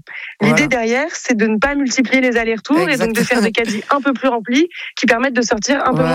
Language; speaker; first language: French; native; French